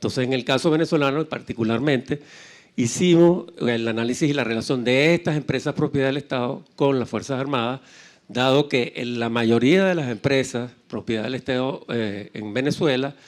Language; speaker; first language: Spanish; native; Spanish